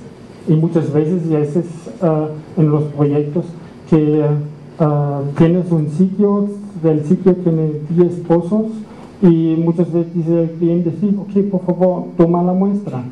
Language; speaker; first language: Spanish; non-native, fluent; German